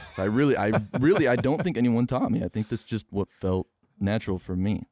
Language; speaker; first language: English; early bilingual, other home language; Filipino